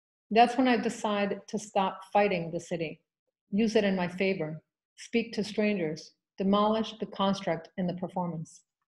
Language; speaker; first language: English; early bilingual, other home language; Spanish